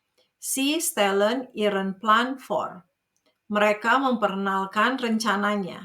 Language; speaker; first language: German; non-native, fluent; Indonesian